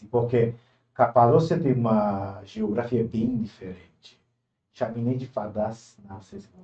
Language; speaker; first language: Portuguese; non-native, fluent; Turkish